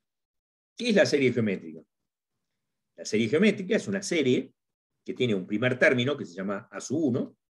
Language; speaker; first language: Spanish; native; Spanish